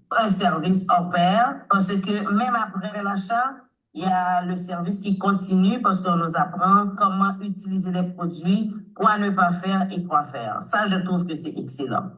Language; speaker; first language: French; non-native, local second language; Haitian Creole